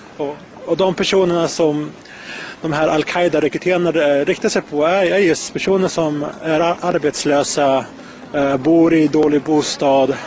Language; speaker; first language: Swedish; native; Swedish